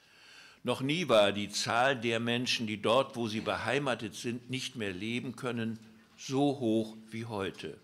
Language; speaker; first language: German; native; German